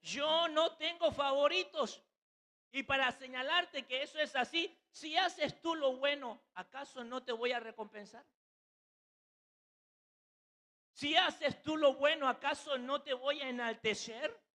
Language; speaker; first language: Spanish; native; Spanish